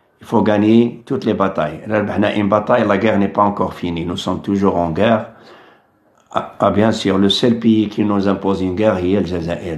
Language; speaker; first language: French; non-native, local second language; Arabic